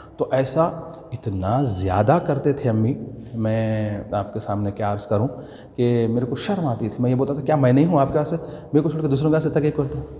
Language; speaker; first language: Urdu; native; Urdu